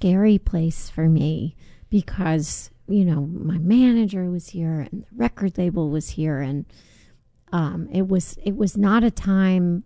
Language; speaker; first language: English; native; English